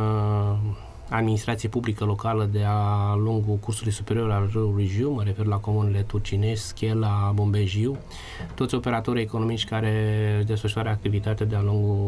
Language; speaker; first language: Romanian; native; Romanian